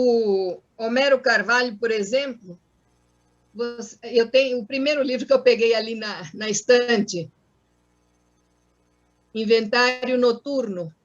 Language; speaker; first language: Portuguese; non-native, fluent; Spanish